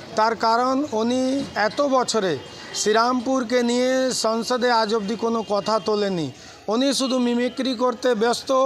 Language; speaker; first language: Bangla; non-native, local second language; Hindi